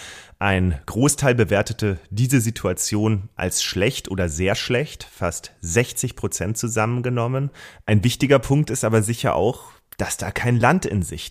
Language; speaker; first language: German; native; German